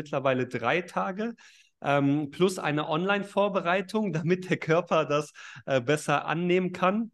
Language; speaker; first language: German; native; German